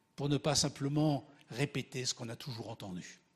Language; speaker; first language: French; native; French